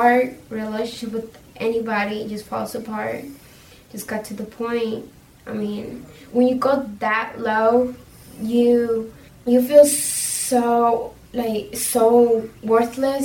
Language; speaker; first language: English; early bilingual, other home language; Spanish